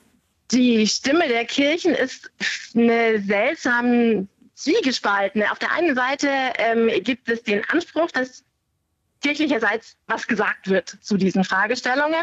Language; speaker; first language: German; native; German